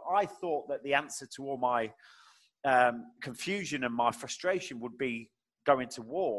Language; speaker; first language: English; native; English